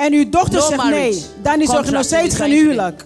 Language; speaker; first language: Dutch; non-native, fluent; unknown